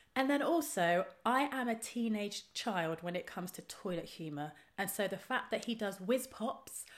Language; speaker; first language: English; native; English